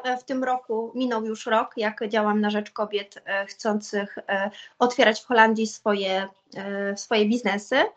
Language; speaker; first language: Polish; native; Polish